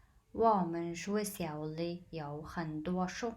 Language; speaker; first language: Chinese; non-native, fluent; Mongolian